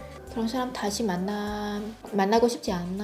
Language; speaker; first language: Korean; non-native, fluent; Vietnamese